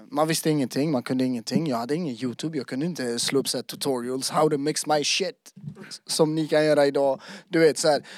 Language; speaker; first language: Swedish; native; Swedish